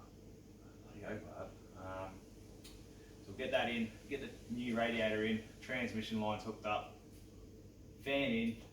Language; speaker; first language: English; native; English